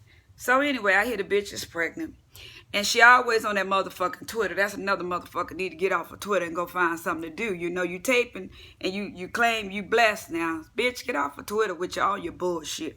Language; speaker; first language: English; native; English